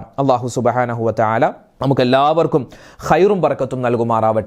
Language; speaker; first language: Malayalam; native; Malayalam